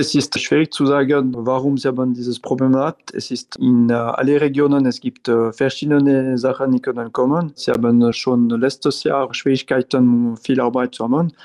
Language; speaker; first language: German; non-native, local second language; French